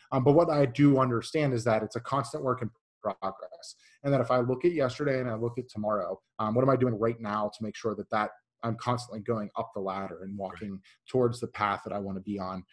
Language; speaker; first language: English; native; English